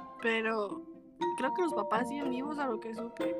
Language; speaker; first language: Spanish; native; Spanish